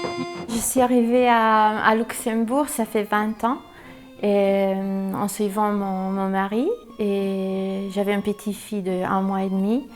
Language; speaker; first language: French; non-native, fluent; Italian